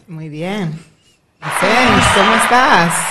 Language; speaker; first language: Spanish; native; Spanish